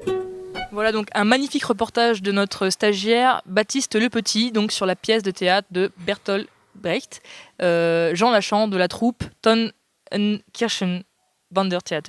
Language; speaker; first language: French; native; French